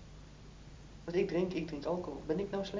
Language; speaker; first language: Dutch; native; Dutch